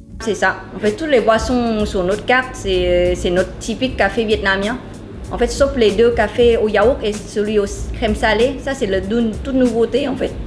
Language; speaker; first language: French; non-native, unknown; Vietnamese